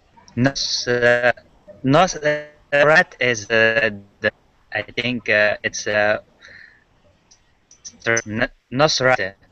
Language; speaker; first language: English; non-native, learner; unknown